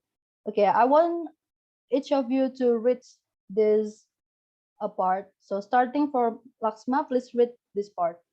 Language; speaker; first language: English; non-native, fluent; Indonesian